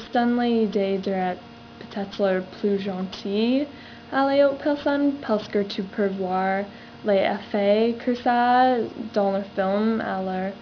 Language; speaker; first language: French; non-native, learner; English